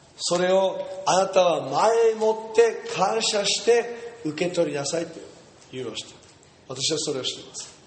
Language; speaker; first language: Japanese; non-native, fluent; English